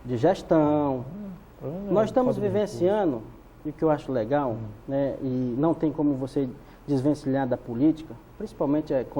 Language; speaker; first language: Portuguese; native; Portuguese